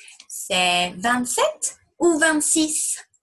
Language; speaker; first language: French; non-native, fluent; English